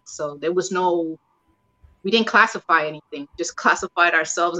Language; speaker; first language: English; early bilingual, other home language; Spanish